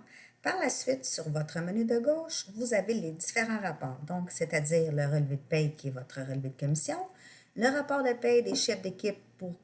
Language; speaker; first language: French; native; French